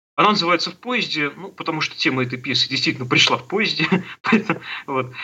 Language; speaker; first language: Russian; native; Russian